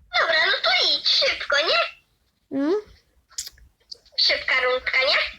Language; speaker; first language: Polish; native; Polish